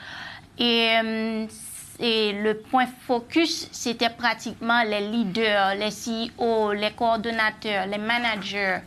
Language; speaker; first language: French; non-native, local second language; Haitian Creole